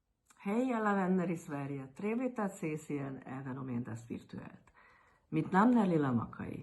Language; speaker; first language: Swedish; non-native, fluent; Hungarian